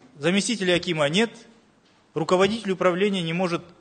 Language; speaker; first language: Russian; non-native, local second language; Kazakh